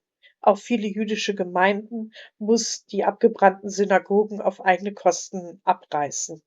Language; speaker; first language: German; native; German